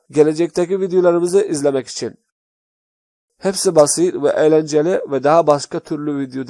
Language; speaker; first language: Turkish; non-native, fluent; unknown